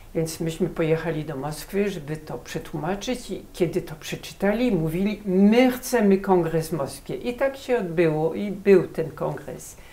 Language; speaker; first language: Polish; early bilingual, heritage; Polish